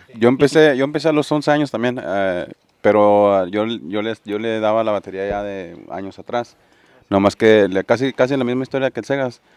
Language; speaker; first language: Spanish; native; Spanish